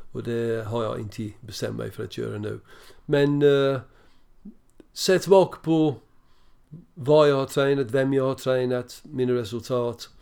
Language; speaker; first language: Swedish; non-native, fluent; English